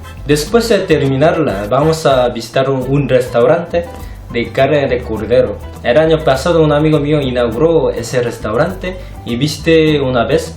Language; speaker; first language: Spanish; non-native, fluent; Korean